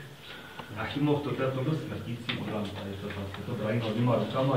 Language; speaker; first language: Czech; native; Czech